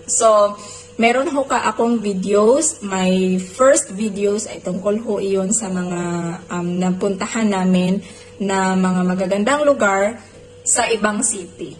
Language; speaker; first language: Filipino; non-native, local second language; Cebuano